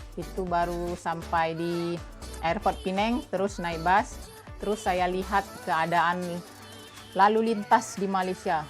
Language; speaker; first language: Indonesian; native; Indonesian